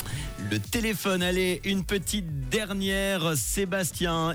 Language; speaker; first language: French; native; French